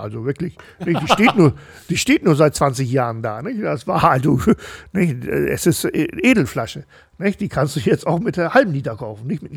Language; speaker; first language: German; native; German